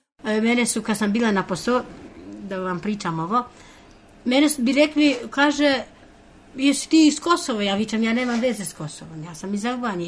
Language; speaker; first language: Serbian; non-native, fluent; Albanian